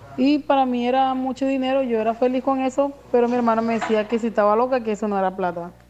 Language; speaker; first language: Spanish; native; Spanish